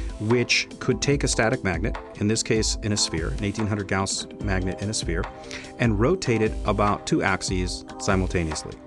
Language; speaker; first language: English; native; English